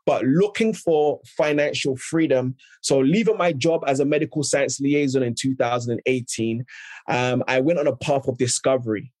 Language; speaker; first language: English; native; English